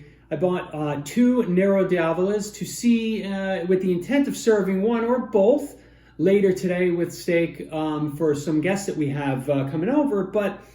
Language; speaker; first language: English; native; English